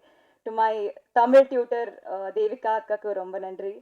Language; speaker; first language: Tamil; non-native, learner; Telugu